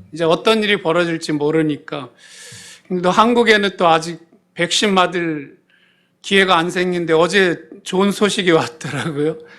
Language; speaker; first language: Korean; native; Korean